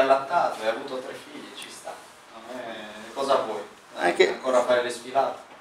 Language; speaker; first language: Italian; native; Italian